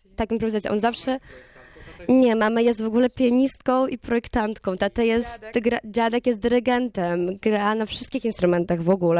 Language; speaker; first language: Polish; non-native, learner; Ukrainian